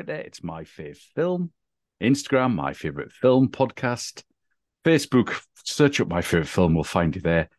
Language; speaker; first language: English; native; English